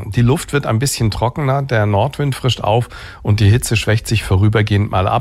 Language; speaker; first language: German; native; German